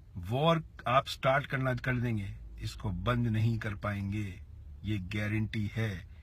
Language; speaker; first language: Hindi; native; Hindi